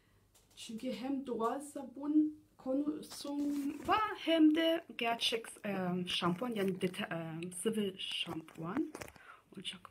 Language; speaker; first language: Turkish; early bilingual, heritage; German